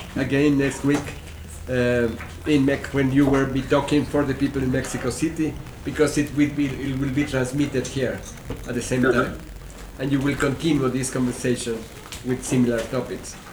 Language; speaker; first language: English; non-native, fluent; Spanish